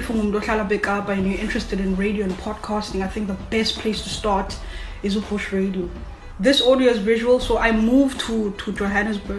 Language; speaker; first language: English; non-native, local second language; Xhosa